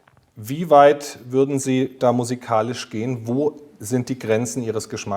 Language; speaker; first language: German; native; German